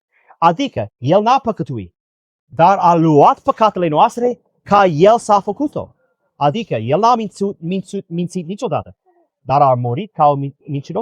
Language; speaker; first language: Romanian; non-native, learner; English